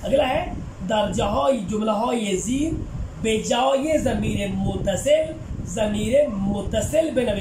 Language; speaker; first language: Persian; non-native, fluent; Urdu